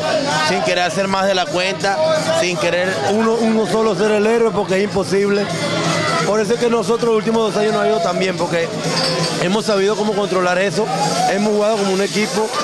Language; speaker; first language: Spanish; native; Spanish